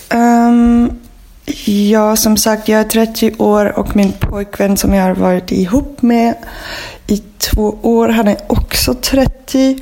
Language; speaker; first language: Swedish; non-native, fluent; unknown